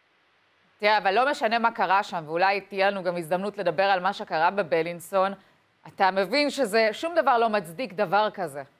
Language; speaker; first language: Hebrew; native; Hebrew